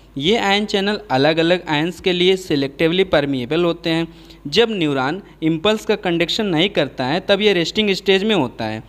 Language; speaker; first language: Hindi; native; Hindi